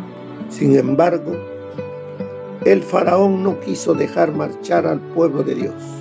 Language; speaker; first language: Spanish; native; Spanish